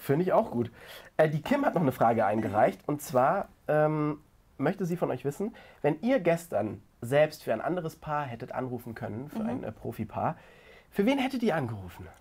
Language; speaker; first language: German; native; German